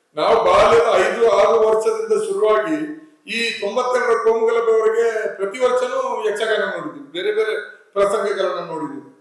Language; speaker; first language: Kannada; non-native, local second language; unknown